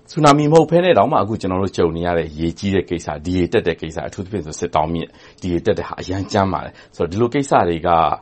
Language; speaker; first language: Burmese; native; Burmese